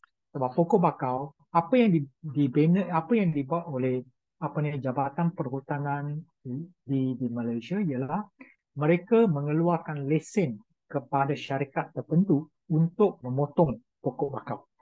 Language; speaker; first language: Malay; non-native, local second language; Chinese